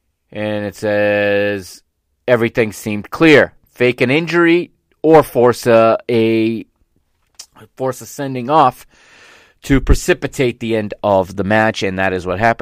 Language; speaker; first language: English; native; English